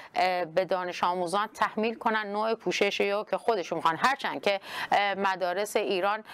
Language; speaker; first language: Persian; non-native, local second language; Kurdish